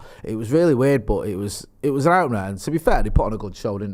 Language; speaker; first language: English; native; English